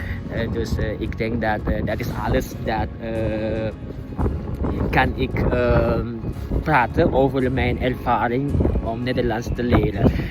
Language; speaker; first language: Dutch; non-native, learner; Indonesian